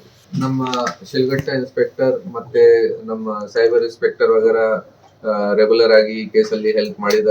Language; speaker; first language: Kannada; non-native, fluent; Hindi